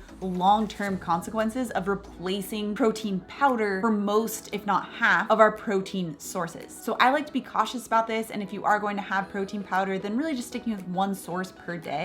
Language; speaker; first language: English; native; English